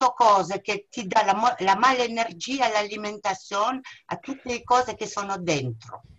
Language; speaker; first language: Italian; non-native, learner; French